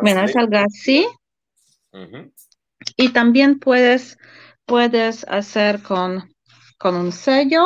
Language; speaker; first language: Spanish; non-native, fluent; Polish